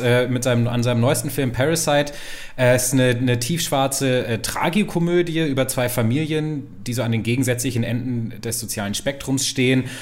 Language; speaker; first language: German; native; German